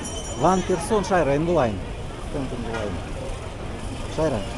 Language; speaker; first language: English; non-native, learner; Russian